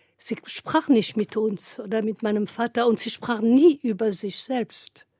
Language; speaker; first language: German; non-native, fluent; French